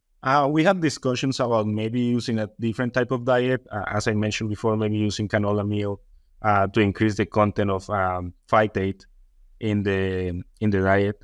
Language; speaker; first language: English; non-native, fluent; Spanish